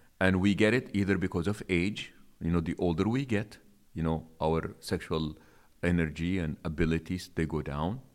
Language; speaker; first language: English; non-native, local second language; Arabic